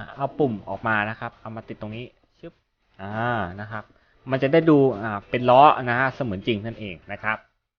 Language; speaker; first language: Thai; native; Thai